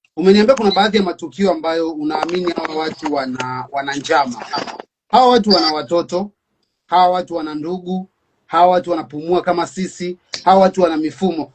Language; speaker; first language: Swahili; native; Swahili